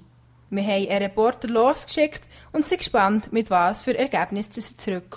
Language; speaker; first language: German; native; German